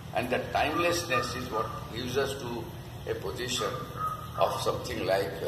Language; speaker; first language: English; non-native, local second language; Marathi